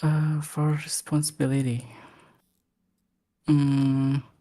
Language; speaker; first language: English; non-native, learner; Indonesian